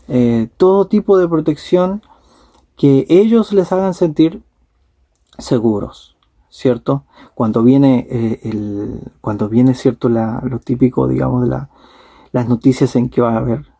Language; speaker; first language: Spanish; native; Spanish